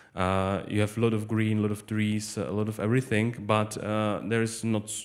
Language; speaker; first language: English; non-native, fluent; Czech